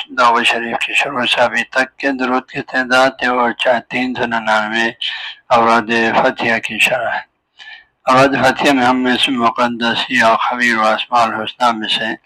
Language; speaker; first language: Urdu; non-native, local second language; Balti